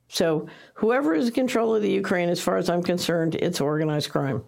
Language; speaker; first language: English; native; English